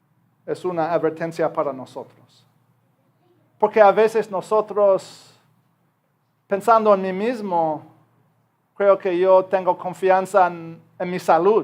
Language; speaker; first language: Spanish; non-native, fluent; English